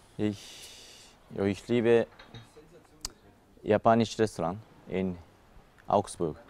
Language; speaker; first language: German; non-native, learner; Japanese